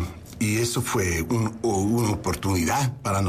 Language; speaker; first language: Spanish; non-native, learner; English